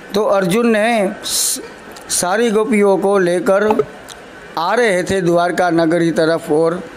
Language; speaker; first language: Hindi; non-native, local second language; Gujarati